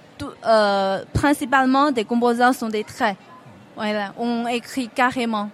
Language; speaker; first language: French; non-native, fluent; Chinese